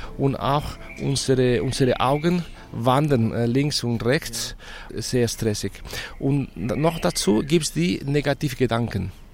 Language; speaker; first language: German; non-native, fluent; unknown